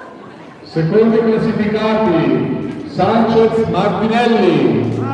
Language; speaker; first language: Italian; native; Italian